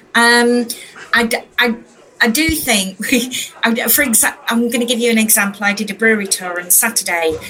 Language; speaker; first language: English; native; English